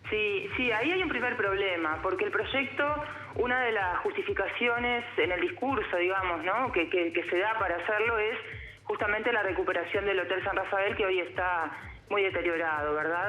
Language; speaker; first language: Spanish; native; Spanish